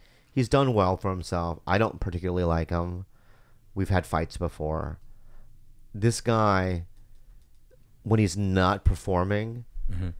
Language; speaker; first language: English; native; English